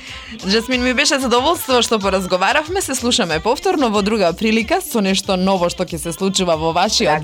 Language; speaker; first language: Macedonian; native; Macedonian